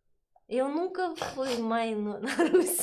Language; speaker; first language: Portuguese; non-native, learner; Russian